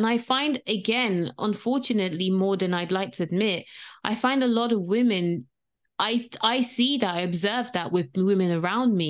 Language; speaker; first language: English; non-native, local second language; Yoruba